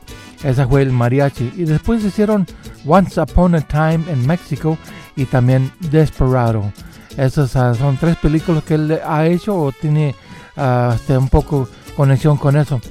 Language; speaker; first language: Spanish; early bilingual, heritage; Spanish